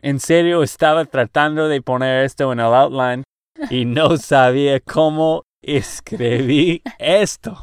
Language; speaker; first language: Spanish; non-native, fluent; English